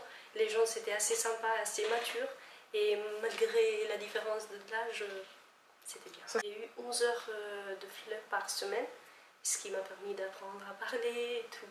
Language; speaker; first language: French; non-native, fluent; Albanian